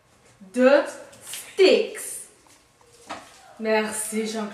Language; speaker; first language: French; non-native, learner; English